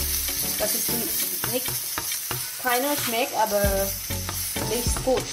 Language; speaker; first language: German; non-native, learner; Thai